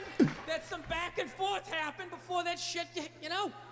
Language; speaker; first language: English; native; English